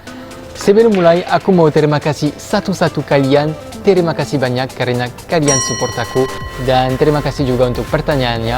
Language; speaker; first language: Indonesian; non-native, fluent; French